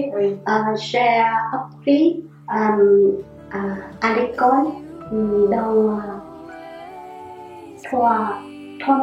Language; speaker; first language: French; non-native, learner; Vietnamese